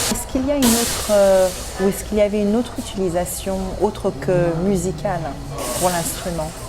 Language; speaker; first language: French; native; French